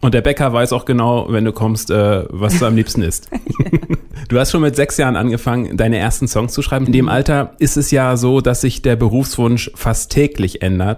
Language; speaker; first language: German; native; German